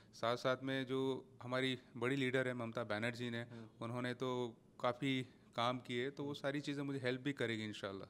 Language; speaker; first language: Hindi; native; Hindi